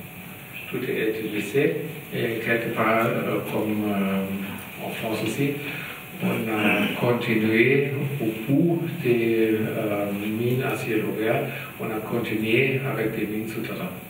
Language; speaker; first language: French; non-native, learner; German